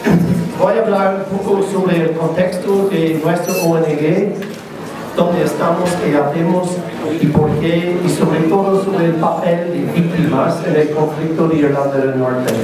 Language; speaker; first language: Spanish; non-native, learner; English